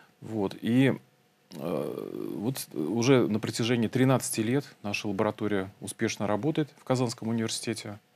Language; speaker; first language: Russian; native; Russian